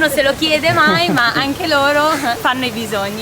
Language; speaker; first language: Italian; native; Italian